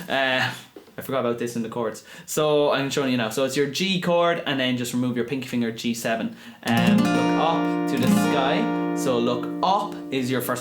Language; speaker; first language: English; native; English